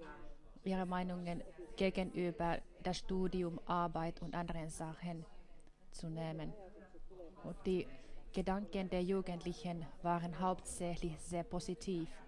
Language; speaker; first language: German; non-native, fluent; Finnish